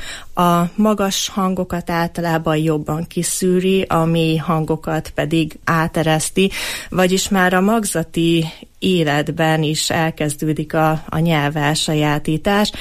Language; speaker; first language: Hungarian; native; Hungarian